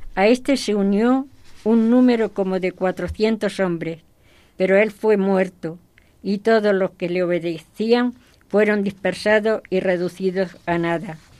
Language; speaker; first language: Spanish; native; Spanish